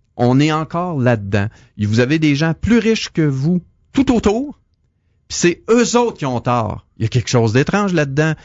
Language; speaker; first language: French; native; French